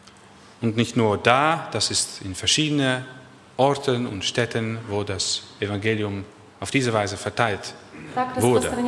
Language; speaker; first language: German; non-native, learner; Dutch